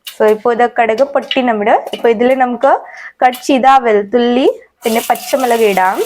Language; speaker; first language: Malayalam; non-native, fluent; Hindi